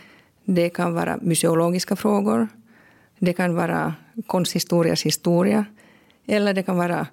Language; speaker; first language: Swedish; non-native, local second language; Finnish